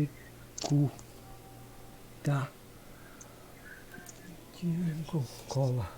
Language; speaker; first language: Portuguese; native; Portuguese